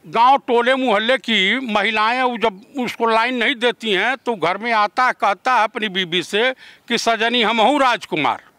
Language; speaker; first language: Hindi; native; Hindi